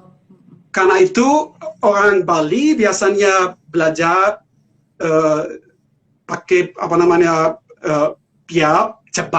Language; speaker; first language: Indonesian; non-native, learner; German